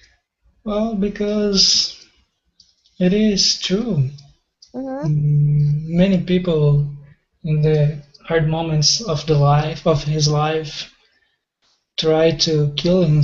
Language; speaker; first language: English; non-native, learner; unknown